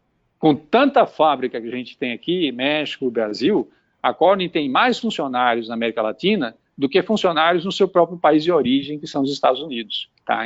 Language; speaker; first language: Portuguese; native; Portuguese